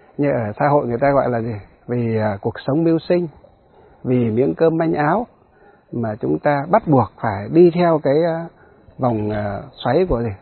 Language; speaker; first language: Vietnamese; non-native, local second language; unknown